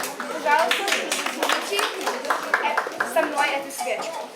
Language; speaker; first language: Russian; early bilingual, heritage; English